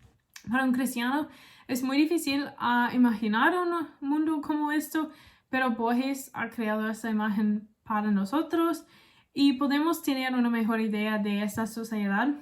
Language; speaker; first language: Spanish; non-native, learner; English